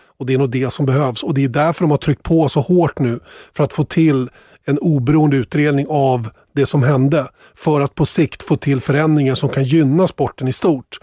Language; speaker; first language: Swedish; native; Swedish